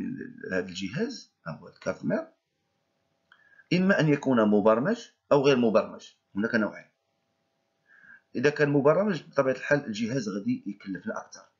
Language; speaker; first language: Arabic; native; Arabic